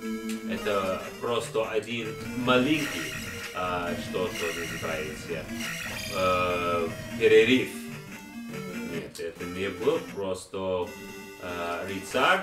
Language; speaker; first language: Russian; non-native, learner; English